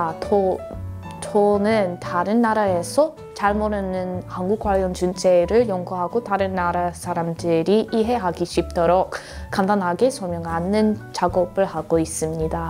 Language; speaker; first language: Korean; non-native, fluent; English